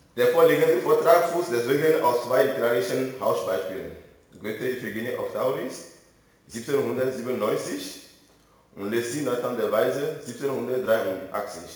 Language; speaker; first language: German; non-native, fluent; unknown